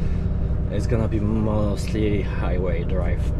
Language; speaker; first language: English; non-native, fluent; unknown